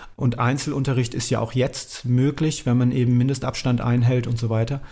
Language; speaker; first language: German; native; German